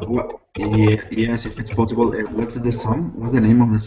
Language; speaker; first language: English; non-native, fluent; Spanish